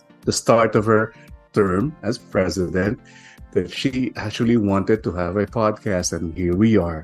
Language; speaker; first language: English; non-native, local second language; Filipino